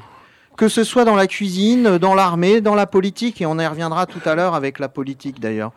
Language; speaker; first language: French; native; French